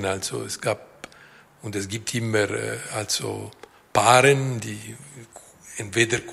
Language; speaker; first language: German; non-native, local second language; Italian